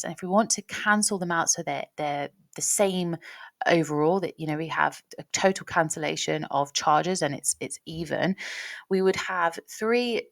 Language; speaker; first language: English; native; English